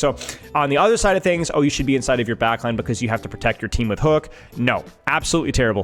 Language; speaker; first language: English; native; English